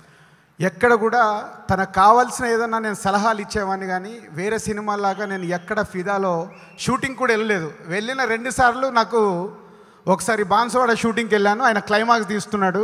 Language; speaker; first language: Telugu; native; Telugu